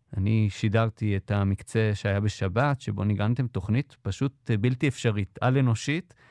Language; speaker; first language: Hebrew; native; Hebrew